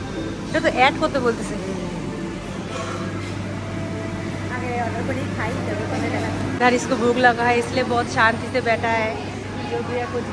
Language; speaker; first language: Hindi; non-native, local second language; Bangla